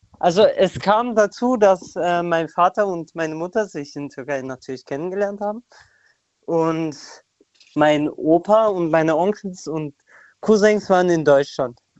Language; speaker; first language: German; non-native, fluent; Turkish